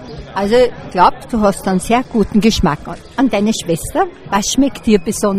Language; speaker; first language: German; native; German